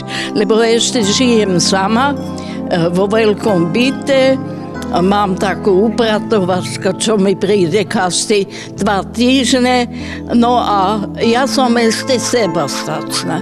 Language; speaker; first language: Slovak; non-native, fluent; German